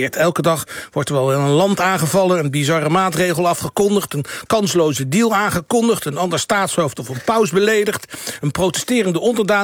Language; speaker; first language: Dutch; native; Dutch